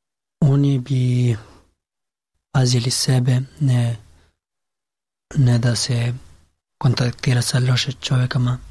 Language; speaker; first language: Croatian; non-native, learner; Pashto